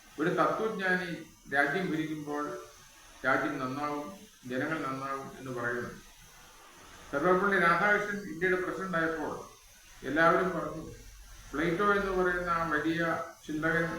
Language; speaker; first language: Malayalam; native; Malayalam